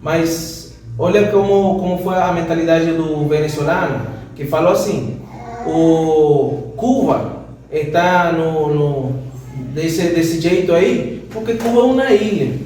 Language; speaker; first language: Portuguese; non-native, fluent; Spanish